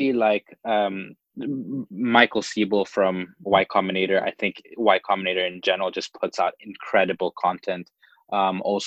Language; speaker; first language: English; non-native, local second language; Swahili